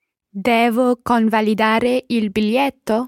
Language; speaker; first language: Italian; non-native, learner; English